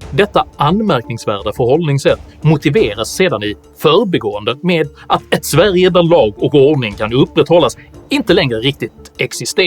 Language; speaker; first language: Swedish; native; Swedish